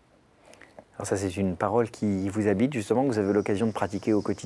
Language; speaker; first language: French; native; French